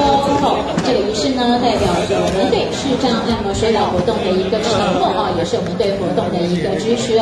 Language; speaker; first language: Chinese; native; Chinese